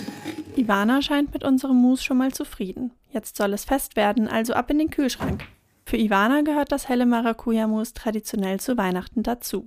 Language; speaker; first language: German; native; German